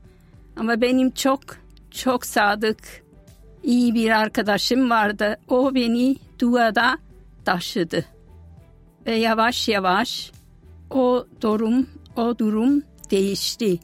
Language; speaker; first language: Turkish; non-native, fluent; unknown